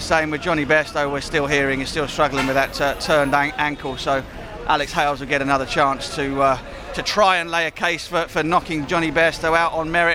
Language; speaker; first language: English; native; English